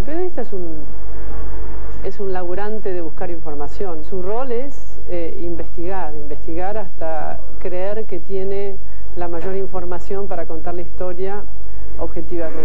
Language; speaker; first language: Spanish; native; Spanish